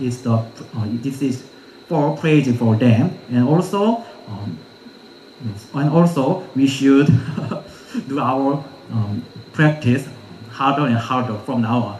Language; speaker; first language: English; non-native, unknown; Korean